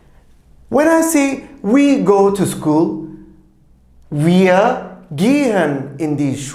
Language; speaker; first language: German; non-native, fluent; Turkish